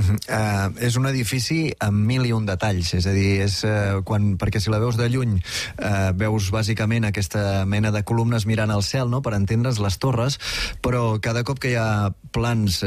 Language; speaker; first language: Catalan; native; Catalan